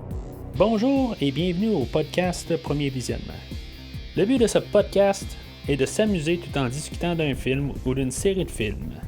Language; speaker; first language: French; native; French